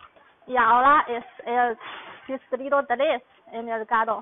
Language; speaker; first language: Spanish; non-native, learner; Chinese